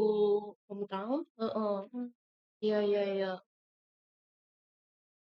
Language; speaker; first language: Indonesian; non-native, learner; Japanese